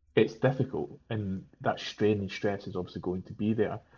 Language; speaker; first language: English; native; English